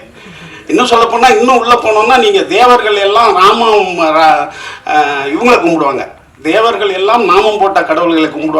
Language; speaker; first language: Tamil; native; Tamil